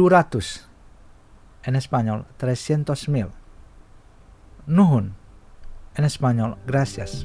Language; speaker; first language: Spanish; non-native, fluent; Indonesian